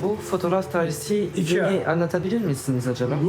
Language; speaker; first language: Turkish; non-native, learner; French